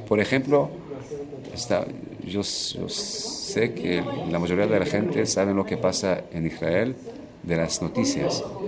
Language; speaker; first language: Spanish; non-native, learner; Hebrew